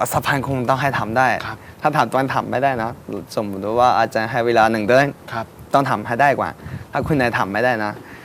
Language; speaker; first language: Thai; non-native, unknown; Chinese